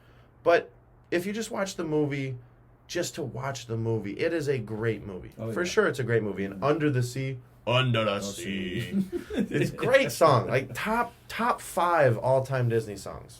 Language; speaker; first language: English; native; English